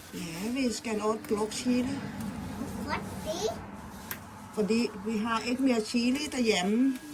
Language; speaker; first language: Danish; non-native, learner; Thai